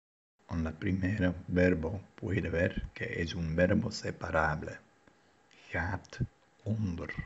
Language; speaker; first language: Spanish; non-native, fluent; Dutch